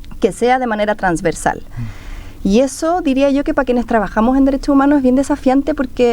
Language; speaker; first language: Spanish; native; Spanish